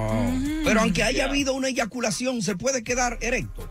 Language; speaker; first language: Spanish; native; Spanish